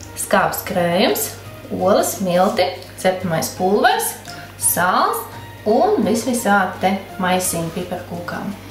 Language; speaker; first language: Latvian; non-native, local second language; Russian